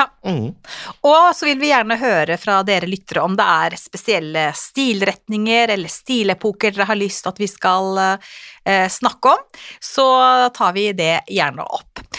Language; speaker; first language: Norwegian; native; Norwegian